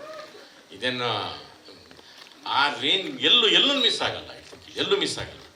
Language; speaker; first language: Kannada; native; Kannada